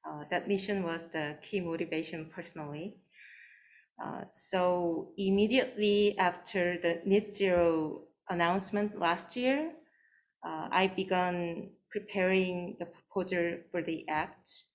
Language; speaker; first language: English; non-native, fluent; Korean